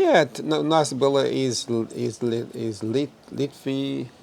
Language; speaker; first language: Russian; non-native, fluent; English